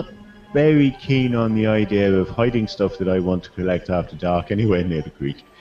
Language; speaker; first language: English; native; English